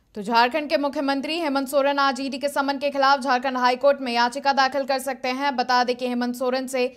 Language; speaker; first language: Hindi; native; Hindi